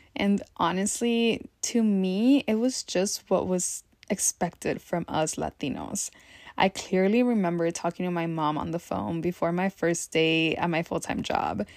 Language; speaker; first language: English; early bilingual, other home language; Spanish